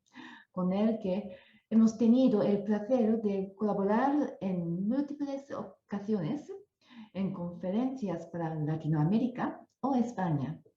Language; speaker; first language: Spanish; non-native, fluent; Japanese